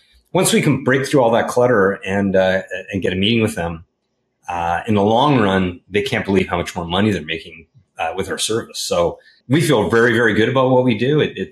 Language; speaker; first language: English; native; English